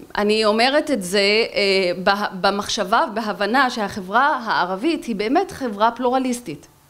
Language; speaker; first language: Hebrew; non-native, local second language; Arabic